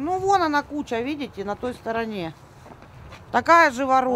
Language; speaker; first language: Russian; native; Russian